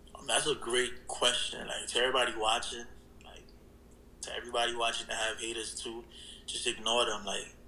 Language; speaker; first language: English; early bilingual, other home language; Haitian Creole